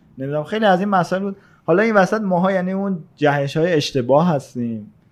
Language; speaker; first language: Persian; native; Persian